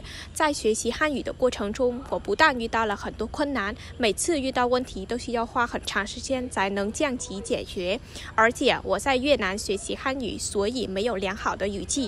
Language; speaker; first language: Chinese; non-native, fluent; Vietnamese